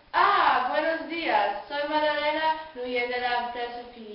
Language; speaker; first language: Spanish; non-native, learner; Dutch